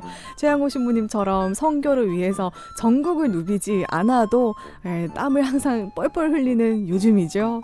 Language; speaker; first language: Korean; native; Korean